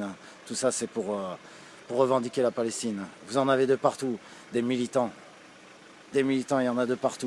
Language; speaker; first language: French; native; French